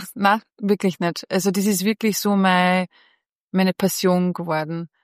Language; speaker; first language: German; early bilingual, other home language; Bosnian